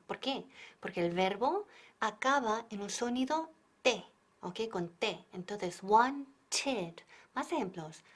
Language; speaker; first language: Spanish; non-native, fluent; English